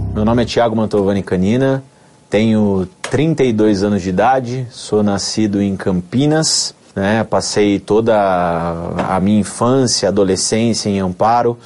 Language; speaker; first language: Portuguese; native; Portuguese